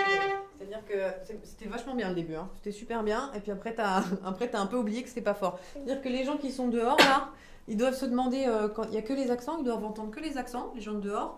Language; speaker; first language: French; native; French